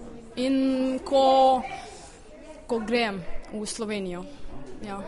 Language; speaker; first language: Slovenian; early bilingual, heritage; Croatian